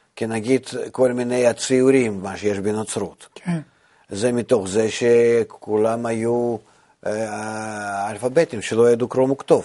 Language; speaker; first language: Hebrew; non-native, fluent; Russian